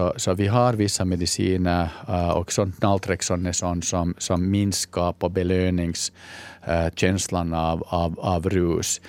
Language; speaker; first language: Swedish; native; Swedish